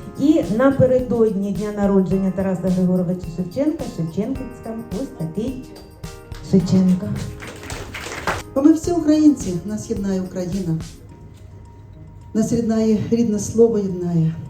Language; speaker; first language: Ukrainian; native; Ukrainian